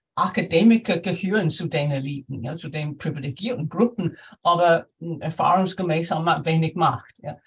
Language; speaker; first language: German; non-native, fluent; English